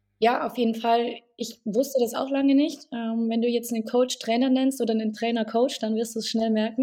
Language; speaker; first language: German; native; German